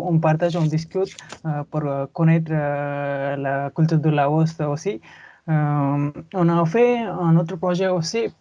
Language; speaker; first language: French; non-native, learner; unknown